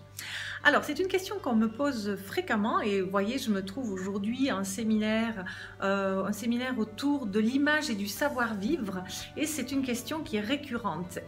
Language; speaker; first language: French; native; French